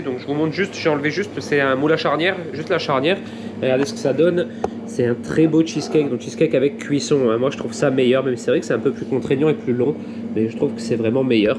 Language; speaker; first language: French; native; French